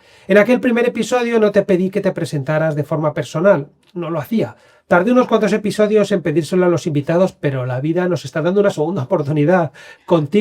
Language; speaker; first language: Spanish; native; Spanish